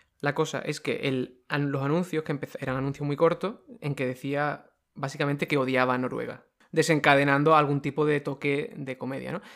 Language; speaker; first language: Spanish; native; Spanish